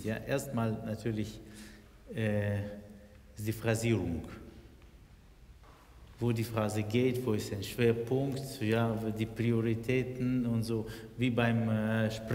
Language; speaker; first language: German; non-native, fluent; Russian